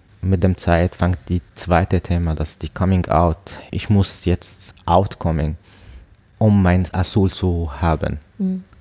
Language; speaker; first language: German; non-native, learner; Arabic